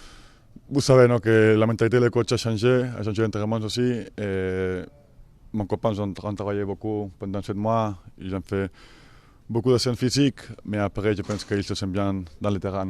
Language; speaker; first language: French; non-native, fluent; Spanish